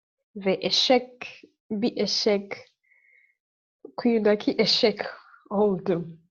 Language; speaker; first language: Turkish; non-native, learner; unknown